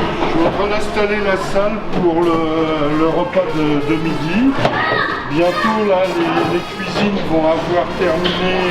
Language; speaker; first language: French; non-native, fluent; Greek